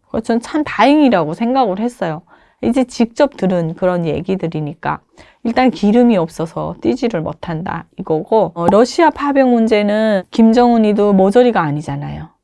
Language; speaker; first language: Korean; native; Korean